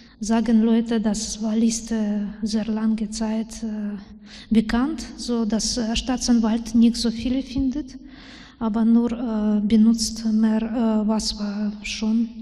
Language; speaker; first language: German; non-native, learner; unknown